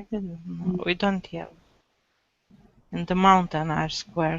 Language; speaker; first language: English; non-native, learner; Romanian